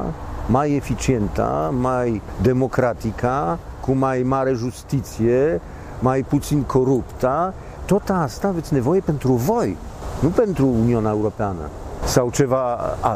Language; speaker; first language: Romanian; non-native, fluent; Polish